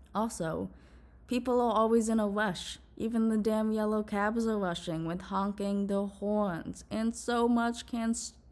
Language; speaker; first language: English; native; English